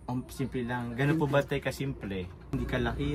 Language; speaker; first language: Filipino; native; Filipino